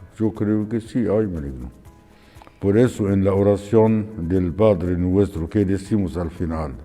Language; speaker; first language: Spanish; non-native, fluent; Arabic